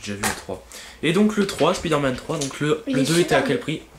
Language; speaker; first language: French; native; French